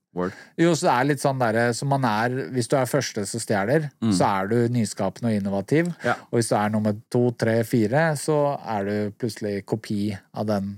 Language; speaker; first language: Norwegian; native; Norwegian